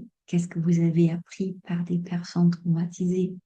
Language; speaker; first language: French; non-native, fluent; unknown